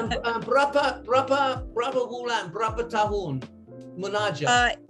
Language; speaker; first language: Indonesian; non-native, learner; English